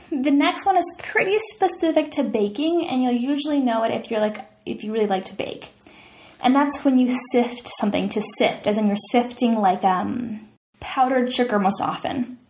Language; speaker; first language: English; native; English